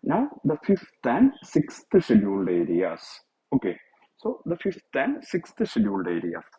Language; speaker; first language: English; non-native, local second language; Malayalam